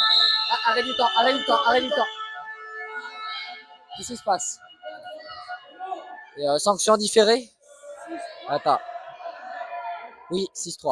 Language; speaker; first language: French; native; French